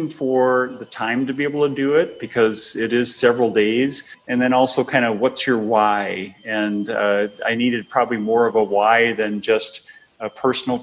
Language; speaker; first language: English; native; English